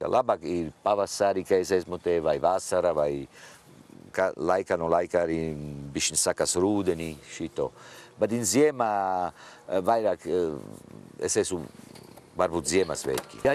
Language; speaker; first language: Latvian; non-native, learner; Italian